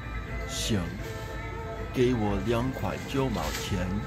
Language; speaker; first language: Chinese; non-native, learner; English